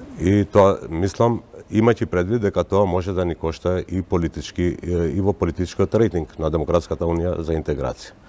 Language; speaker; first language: Macedonian; non-native, local second language; Albanian